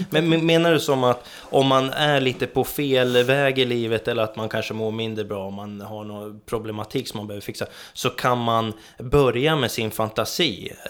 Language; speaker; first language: Swedish; native; Swedish